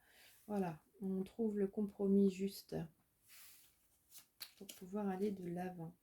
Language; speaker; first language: French; native; French